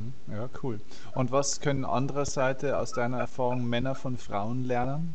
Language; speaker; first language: German; native; German